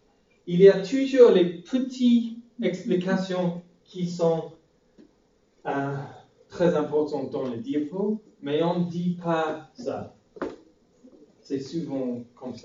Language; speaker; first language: French; non-native, fluent; English